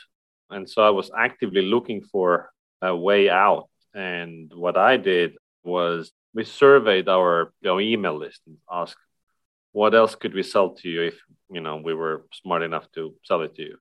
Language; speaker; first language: English; non-native, fluent; Estonian